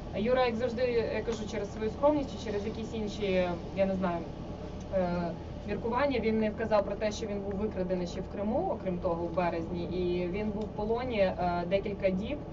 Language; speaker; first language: Ukrainian; native; Ukrainian